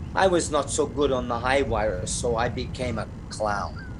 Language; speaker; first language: English; non-native, fluent; Russian